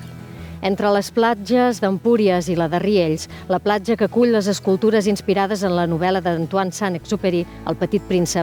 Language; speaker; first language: Catalan; native; Catalan